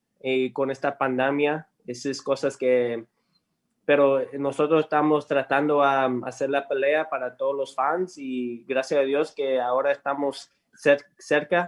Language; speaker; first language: Spanish; early bilingual, heritage; English